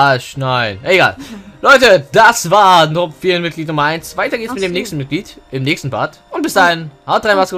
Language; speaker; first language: German; native; German